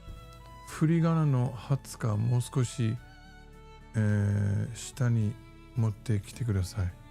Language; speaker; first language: Japanese; non-native, learner; English